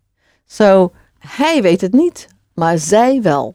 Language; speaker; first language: Dutch; non-native, fluent; English